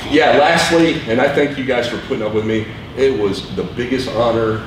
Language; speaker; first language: English; native; English